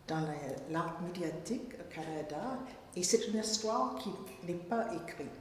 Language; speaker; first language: French; non-native, fluent; English